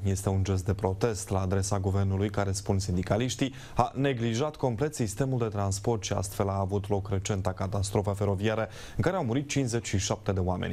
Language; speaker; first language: Romanian; native; Romanian